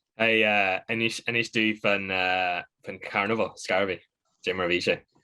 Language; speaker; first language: Irish; native; Irish